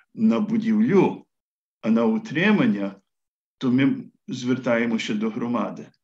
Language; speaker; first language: Ukrainian; early bilingual, heritage; Ukrainian